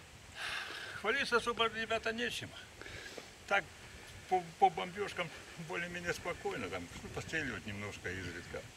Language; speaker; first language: Russian; native; Russian